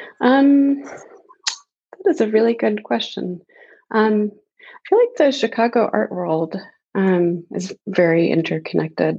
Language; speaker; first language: English; native; English